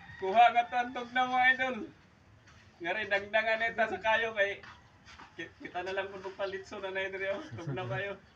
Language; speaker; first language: Filipino; native; Filipino